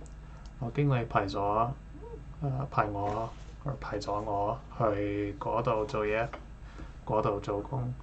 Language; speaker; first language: Cantonese; non-native, learner; English